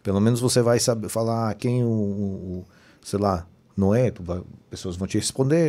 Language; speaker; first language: Portuguese; non-native, fluent; Hebrew